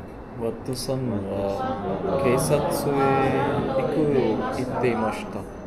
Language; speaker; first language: Japanese; non-native, learner; Sinhala